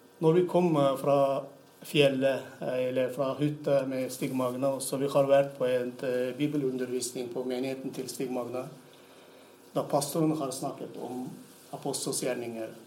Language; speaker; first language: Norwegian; non-native, fluent; Turkmen